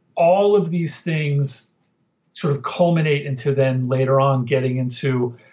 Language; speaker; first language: English; native; English